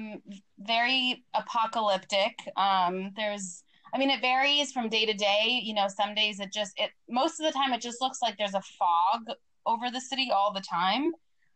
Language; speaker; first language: English; native; English